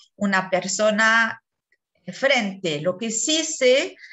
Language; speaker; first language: Spanish; non-native, fluent; French